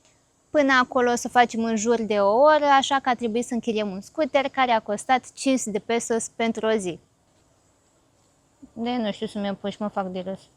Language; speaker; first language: Romanian; native; Romanian